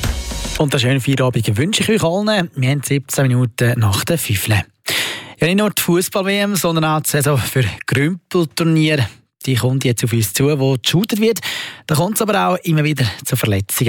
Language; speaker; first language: German; native; German